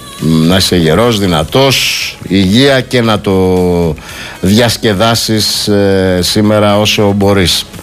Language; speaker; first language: Greek; native; Greek